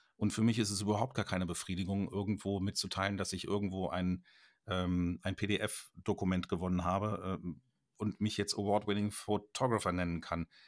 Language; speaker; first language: German; native; German